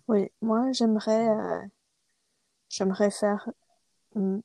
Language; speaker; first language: French; non-native, fluent; English